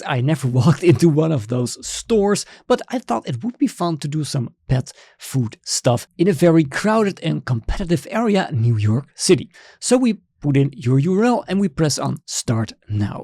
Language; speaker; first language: English; non-native, fluent; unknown